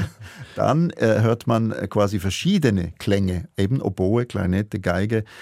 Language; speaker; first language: German; native; German